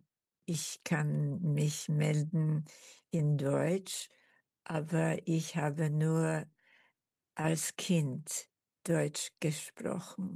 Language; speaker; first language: German; early bilingual, heritage; German